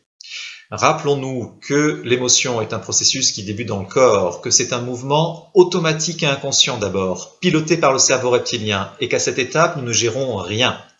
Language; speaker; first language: French; native; French